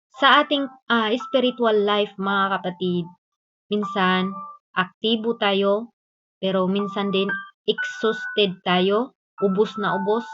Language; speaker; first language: Filipino; non-native, local second language; Cebuano